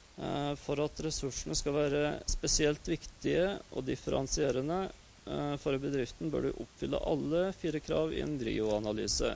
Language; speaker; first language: Norwegian; native; Norwegian